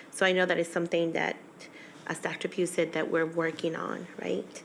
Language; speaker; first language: English; early bilingual, other home language; Spanish